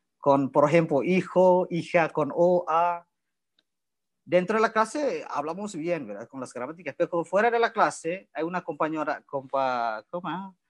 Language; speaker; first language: Spanish; non-native, learner; Indonesian